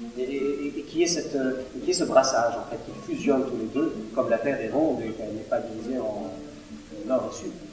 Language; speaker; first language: French; non-native, local second language; Arabic